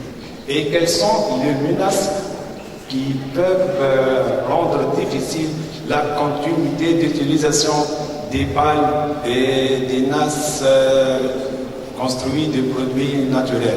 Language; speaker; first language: French; non-native, local second language; Arabic